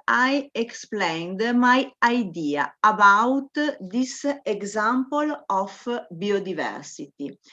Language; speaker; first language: English; non-native, learner; Italian